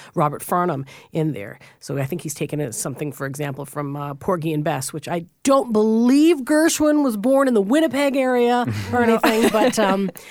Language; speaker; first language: English; native; English